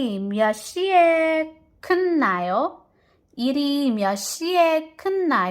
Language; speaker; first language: Korean; non-native, fluent; Filipino